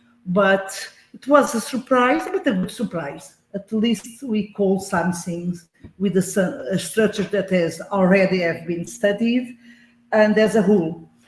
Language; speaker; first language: English; non-native, fluent; Portuguese